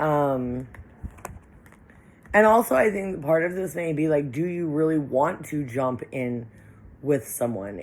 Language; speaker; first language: English; native; English